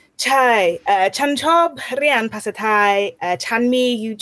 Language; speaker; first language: Thai; non-native, learner; English